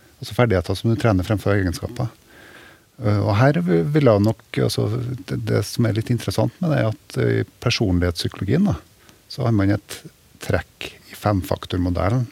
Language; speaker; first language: Norwegian; native; Norwegian